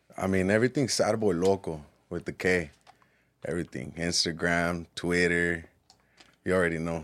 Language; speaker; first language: English; early bilingual, other home language; Spanish